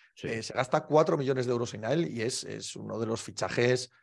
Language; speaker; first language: Spanish; native; Spanish